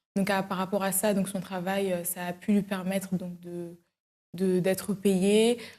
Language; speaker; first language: French; early bilingual, other home language; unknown